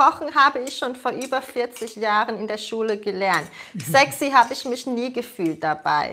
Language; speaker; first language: German; native; German